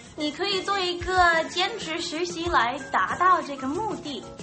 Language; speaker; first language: Chinese; non-native, fluent; English